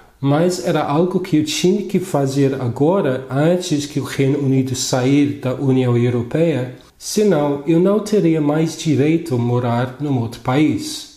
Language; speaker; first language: Portuguese; non-native, fluent; English